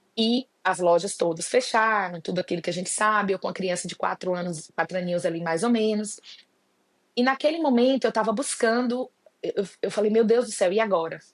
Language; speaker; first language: Portuguese; native; Portuguese